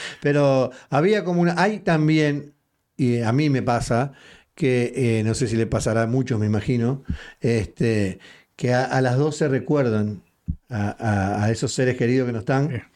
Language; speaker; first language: Spanish; native; Spanish